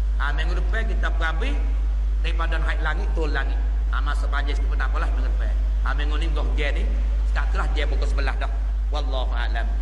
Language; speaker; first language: Malay; native; Malay